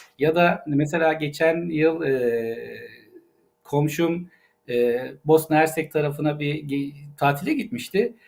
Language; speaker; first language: Turkish; native; Turkish